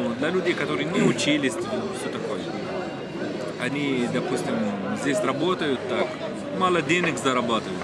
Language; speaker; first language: Russian; non-native, fluent; Arabic